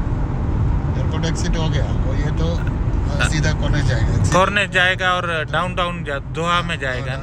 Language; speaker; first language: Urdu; non-native, learner; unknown